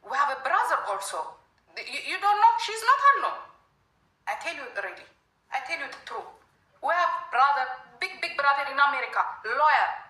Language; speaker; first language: English; non-native, learner; Amharic